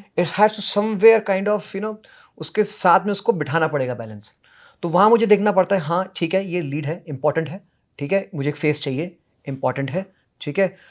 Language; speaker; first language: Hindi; native; Hindi